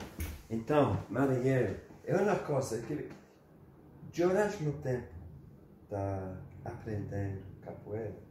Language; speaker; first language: Portuguese; non-native, learner; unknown